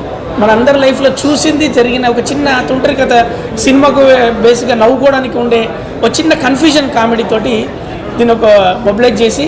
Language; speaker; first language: Telugu; native; Telugu